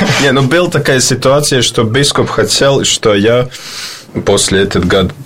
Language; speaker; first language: Russian; non-native, learner; Latvian